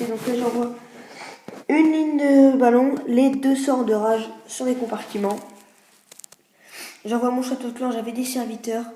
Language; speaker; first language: French; native; French